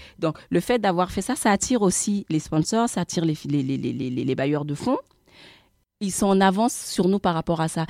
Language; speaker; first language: French; early bilingual, other home language; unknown